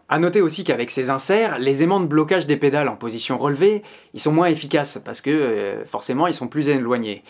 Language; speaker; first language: French; native; French